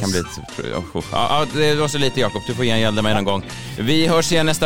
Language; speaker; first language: Swedish; native; Swedish